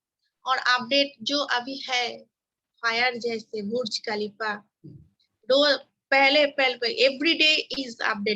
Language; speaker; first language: Hindi; non-native, local second language; Bangla